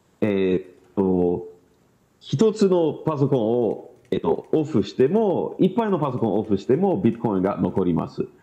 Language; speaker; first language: Japanese; non-native, learner; English